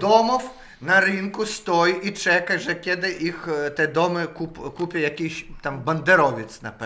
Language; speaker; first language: Polish; non-native, fluent; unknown